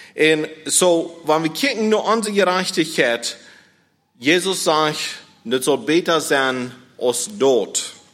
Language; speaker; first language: German; native; German